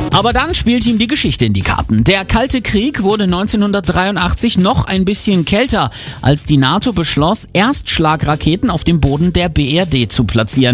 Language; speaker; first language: German; native; German